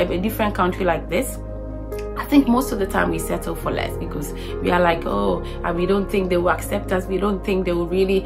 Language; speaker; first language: English; non-native, local second language; Akan